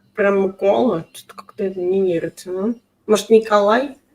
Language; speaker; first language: Russian; native; Russian